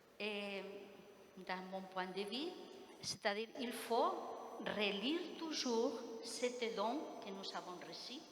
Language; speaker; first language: French; non-native, fluent; Spanish